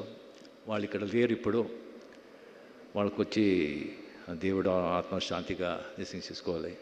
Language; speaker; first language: Telugu; non-native, fluent; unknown